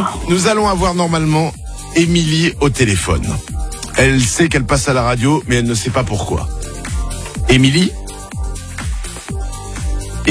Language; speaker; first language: French; native; French